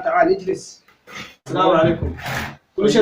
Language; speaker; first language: Arabic; non-native, learner; Somali